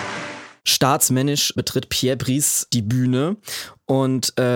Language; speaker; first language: German; native; German